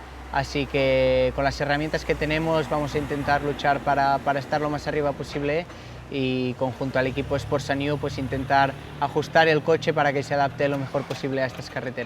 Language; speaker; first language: Spanish; native; Spanish